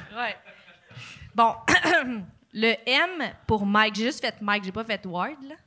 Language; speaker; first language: French; native; French